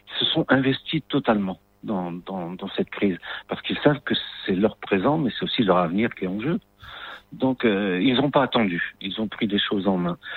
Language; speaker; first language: French; non-native, local second language; Arabic